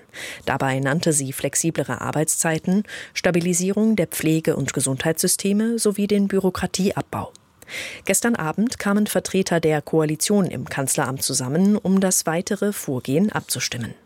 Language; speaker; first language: German; native; German